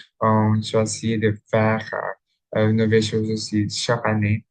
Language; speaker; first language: French; non-native, learner; Indonesian